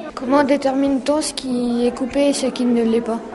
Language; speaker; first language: French; non-native, fluent; Chinese